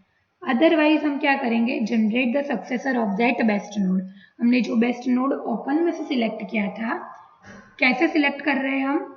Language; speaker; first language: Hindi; non-native, local second language; Gujarati